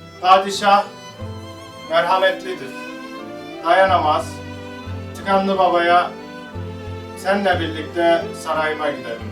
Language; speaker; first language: Turkish; native; Turkish